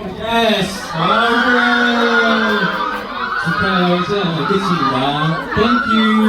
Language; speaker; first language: Korean; non-native, fluent; Chinese